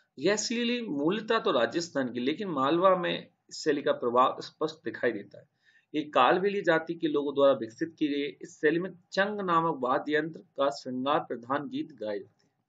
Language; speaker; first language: Hindi; native; Hindi